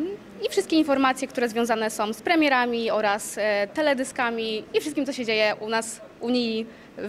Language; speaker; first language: Polish; native; Polish